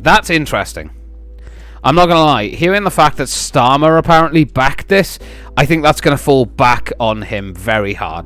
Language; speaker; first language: English; native; English